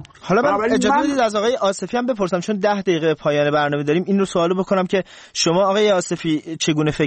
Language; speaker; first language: Persian; native; Persian